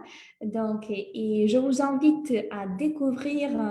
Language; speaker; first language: French; non-native, fluent; Russian